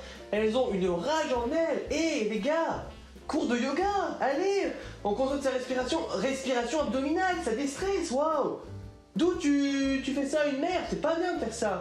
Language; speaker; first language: French; native; French